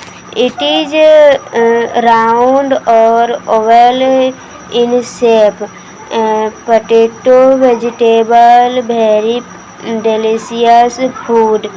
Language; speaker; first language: English; non-native, learner; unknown